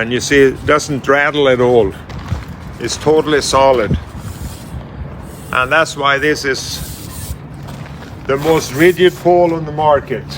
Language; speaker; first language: English; non-native, fluent; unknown